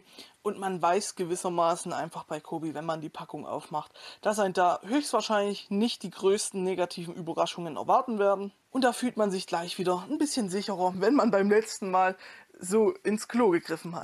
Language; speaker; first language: German; native; German